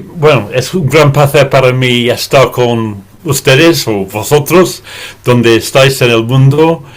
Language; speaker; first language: Spanish; non-native, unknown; English